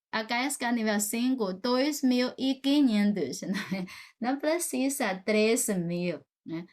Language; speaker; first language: Portuguese; non-native, fluent; Chinese